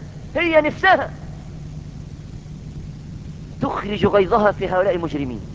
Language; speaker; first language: Arabic; native; Arabic